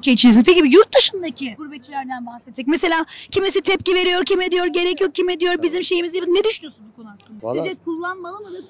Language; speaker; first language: Turkish; native; Turkish